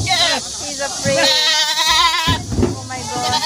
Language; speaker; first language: English; non-native, local second language; Hindi